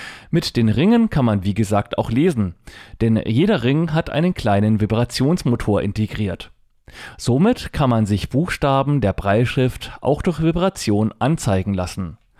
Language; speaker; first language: German; native; German